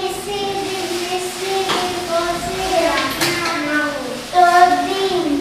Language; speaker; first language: Basque; non-native, local second language; Spanish